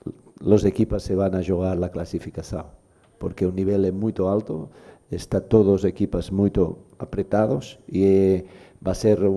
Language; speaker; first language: Portuguese; non-native, learner; Spanish